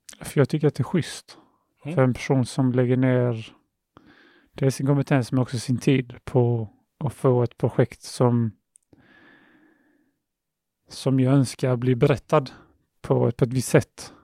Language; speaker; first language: Swedish; early bilingual, other home language; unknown